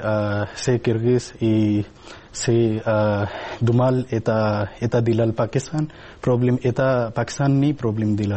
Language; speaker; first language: Russian; non-native, learner; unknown